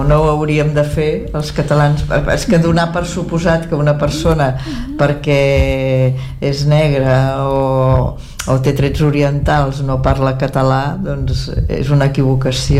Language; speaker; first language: Catalan; native; Catalan